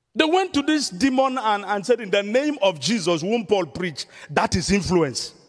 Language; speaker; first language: English; non-native, local second language; Yoruba